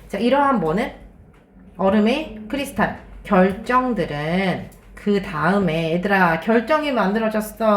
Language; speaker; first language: Korean; native; Korean